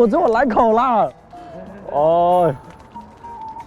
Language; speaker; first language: Chinese; native; Chinese